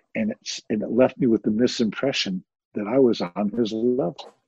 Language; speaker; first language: English; native; English